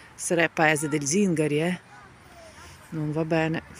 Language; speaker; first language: Italian; non-native, learner; Ukrainian